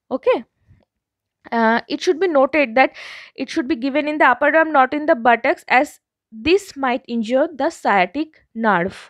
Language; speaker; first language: English; non-native, local second language; Bangla